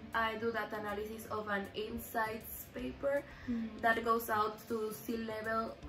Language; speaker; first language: English; non-native, fluent; Spanish